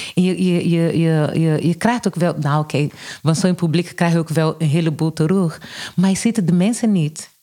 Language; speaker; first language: Dutch; non-native, fluent; Portuguese